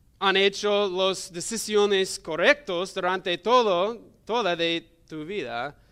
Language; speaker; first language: Spanish; non-native, learner; English